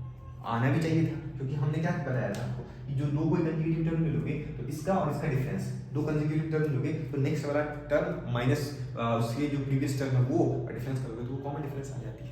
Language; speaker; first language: Hindi; native; Hindi